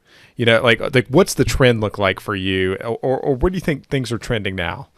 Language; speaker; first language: English; native; English